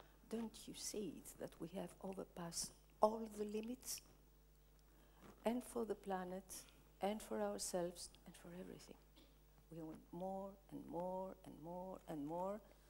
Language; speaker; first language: English; non-native, learner; Greek